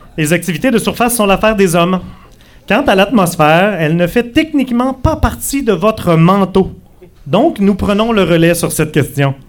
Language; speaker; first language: French; native; French